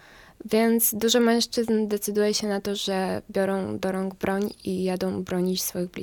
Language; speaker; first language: Polish; non-native, fluent; Ukrainian